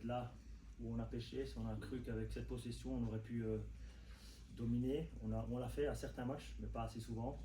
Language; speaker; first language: French; native; French